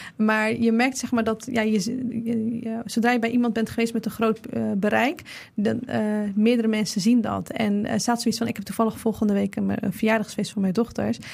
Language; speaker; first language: Dutch; early bilingual, other home language; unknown